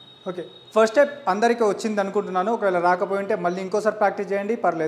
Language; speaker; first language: Telugu; native; Telugu